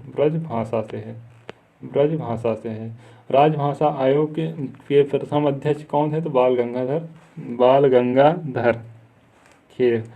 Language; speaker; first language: Hindi; native; Hindi